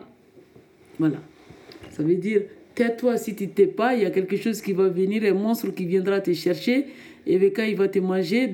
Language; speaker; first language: French; non-native, local second language; Soninke